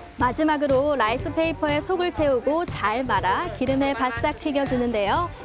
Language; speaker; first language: Korean; native; Korean